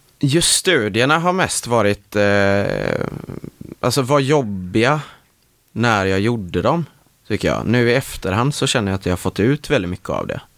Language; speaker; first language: Swedish; native; Swedish